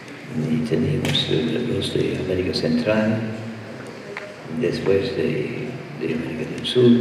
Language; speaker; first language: Spanish; non-native, fluent; English